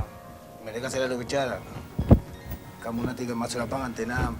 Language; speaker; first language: Indonesian; non-native, learner; Spanish